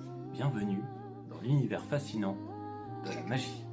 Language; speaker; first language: French; native; French